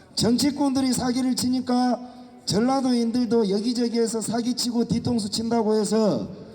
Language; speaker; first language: Korean; native; Korean